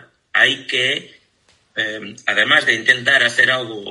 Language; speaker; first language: Spanish; non-native, fluent; Portuguese